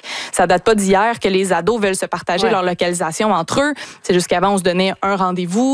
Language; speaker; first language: French; native; French